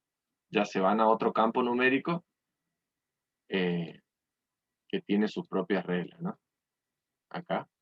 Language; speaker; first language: Spanish; native; Spanish